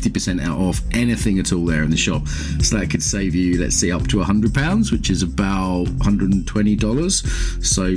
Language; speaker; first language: English; native; English